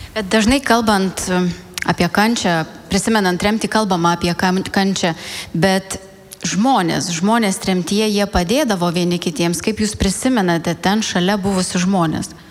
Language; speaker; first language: Lithuanian; native; Lithuanian